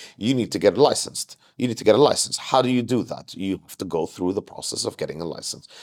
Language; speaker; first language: English; non-native, fluent; Arabic